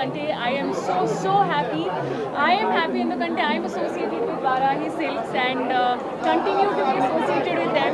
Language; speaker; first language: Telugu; non-native, local second language; Hindi